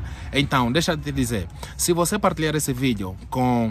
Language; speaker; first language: Portuguese; native; Portuguese